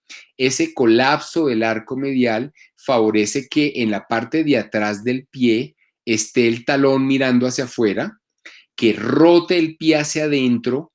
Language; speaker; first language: Spanish; native; Spanish